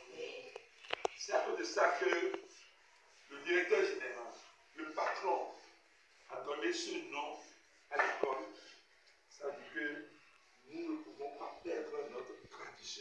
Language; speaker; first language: French; non-native, local second language; Fon